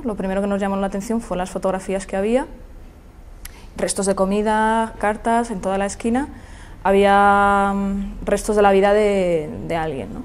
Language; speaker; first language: Spanish; native; Spanish